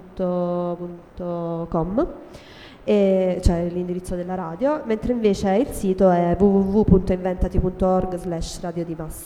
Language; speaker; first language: Italian; native; Italian